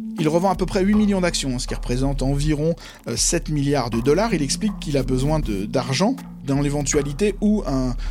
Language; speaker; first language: French; native; French